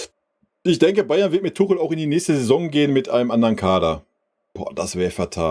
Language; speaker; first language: German; native; German